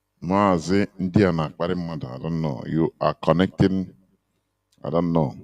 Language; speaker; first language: English; non-native, local second language; Igbo